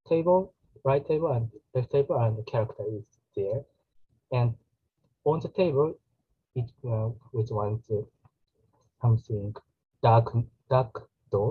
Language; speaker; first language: English; non-native, learner; Japanese